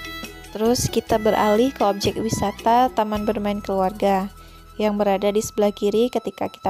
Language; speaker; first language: Indonesian; native; Indonesian